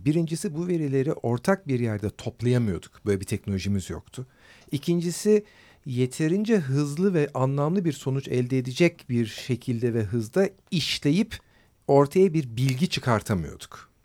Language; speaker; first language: Turkish; native; Turkish